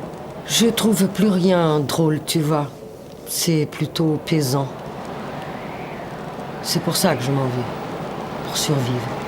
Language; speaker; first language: French; non-native, fluent; Portuguese